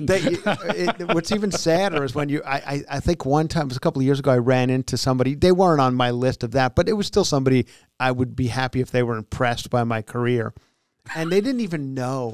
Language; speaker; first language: English; native; English